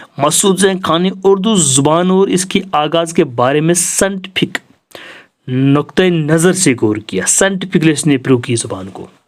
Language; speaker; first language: Urdu; non-native, local second language; Kashmiri